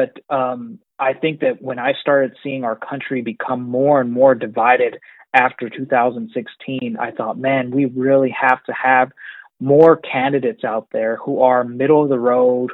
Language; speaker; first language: English; native; English